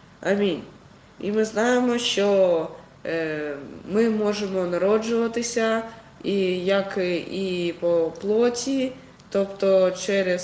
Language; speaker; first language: Ukrainian; non-native, local second language; Russian